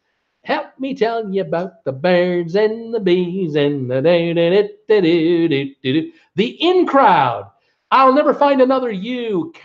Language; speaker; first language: English; native; English